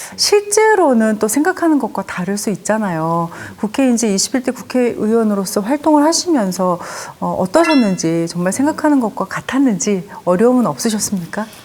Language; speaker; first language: Korean; native; Korean